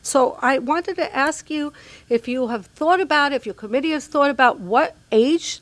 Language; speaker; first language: English; non-native, fluent; Hebrew